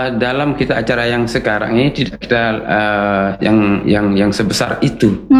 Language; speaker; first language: Indonesian; non-native, local second language; Sasak